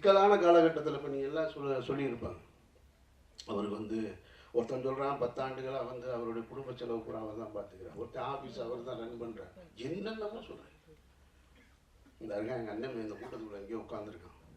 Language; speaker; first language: Tamil; native; Tamil